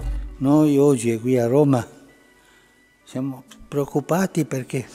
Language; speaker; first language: Italian; early bilingual, heritage; Spanish